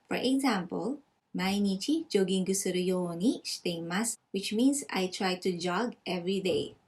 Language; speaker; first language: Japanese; non-native, fluent; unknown